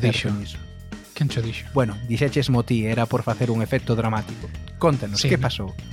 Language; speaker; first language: Galician; native; Galician